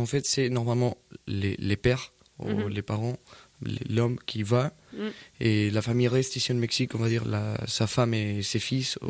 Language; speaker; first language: French; non-native, fluent; Spanish